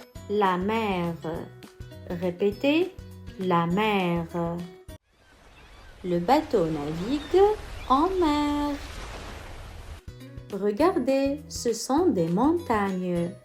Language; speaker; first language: French; non-native, local second language; Arabic